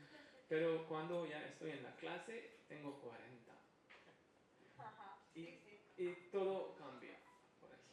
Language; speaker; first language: Spanish; non-native, fluent; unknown